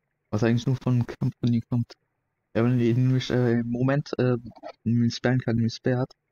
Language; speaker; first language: German; native; German